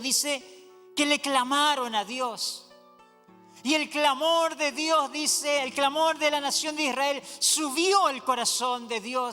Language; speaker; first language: Spanish; native; Spanish